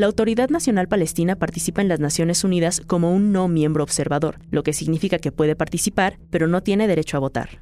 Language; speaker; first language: Spanish; native; Spanish